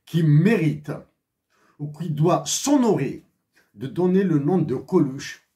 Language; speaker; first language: French; non-native, local second language; Kabyle